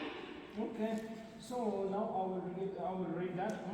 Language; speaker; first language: English; non-native, fluent; Tibetan